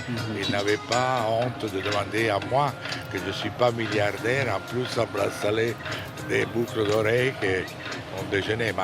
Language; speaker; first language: French; non-native, fluent; Italian